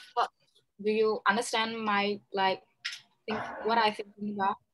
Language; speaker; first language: English; non-native, learner; Vietnamese